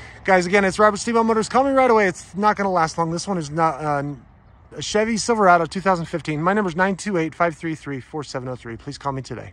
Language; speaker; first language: English; native; English